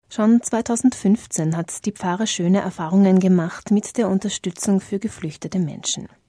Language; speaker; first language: German; native; German